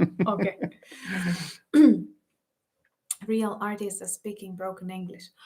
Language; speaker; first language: English; non-native, fluent; Ukrainian